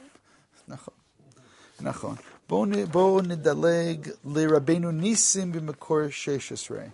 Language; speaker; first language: Hebrew; non-native, fluent; English